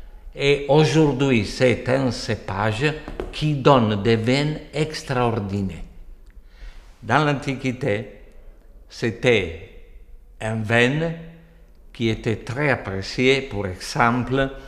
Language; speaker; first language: French; non-native, fluent; Italian